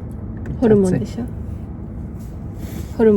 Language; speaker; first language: Japanese; non-native, fluent; Filipino